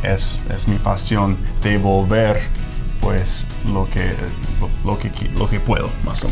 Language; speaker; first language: Spanish; non-native, fluent; English